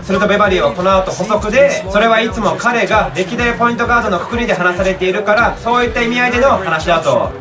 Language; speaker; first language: Japanese; native; Japanese